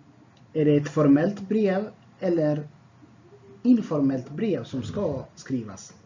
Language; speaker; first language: Swedish; non-native, fluent; Tigrinya